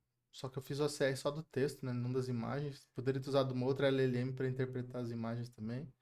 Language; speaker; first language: Portuguese; native; Portuguese